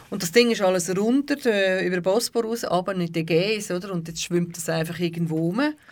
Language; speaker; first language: German; early bilingual, other home language; Turkish